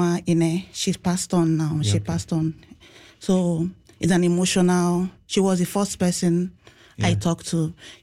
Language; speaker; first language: English; non-native, local second language; Igbo